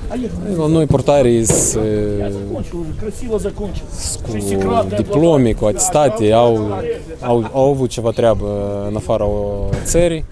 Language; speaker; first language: Romanian; non-native, local second language; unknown